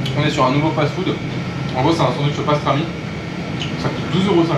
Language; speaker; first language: French; native; French